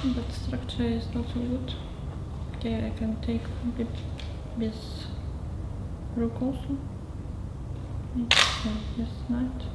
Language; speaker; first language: English; non-native, learner; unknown